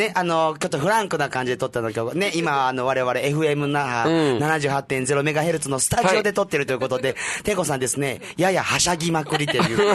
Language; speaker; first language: Japanese; native; Japanese